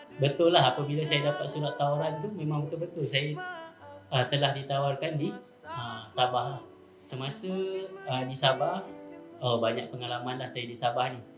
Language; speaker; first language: Malay; native; Malay